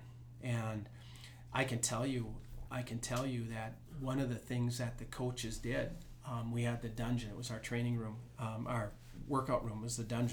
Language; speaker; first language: English; native; English